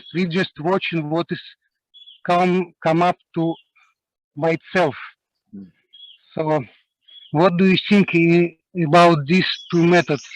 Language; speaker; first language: English; non-native, learner; Russian